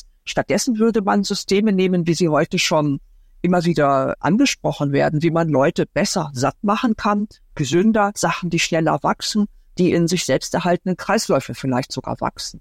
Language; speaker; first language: German; native; German